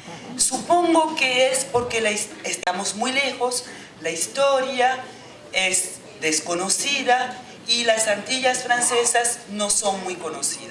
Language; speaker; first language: Spanish; non-native, fluent; French